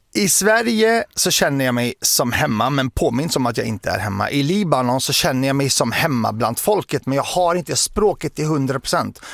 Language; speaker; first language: Swedish; early bilingual, other home language; Arabic